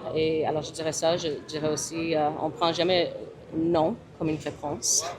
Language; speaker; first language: French; early bilingual, other home language; English